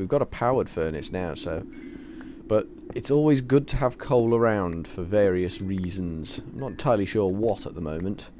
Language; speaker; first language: English; native; English